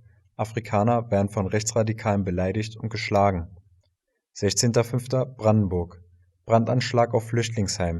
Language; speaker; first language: German; native; German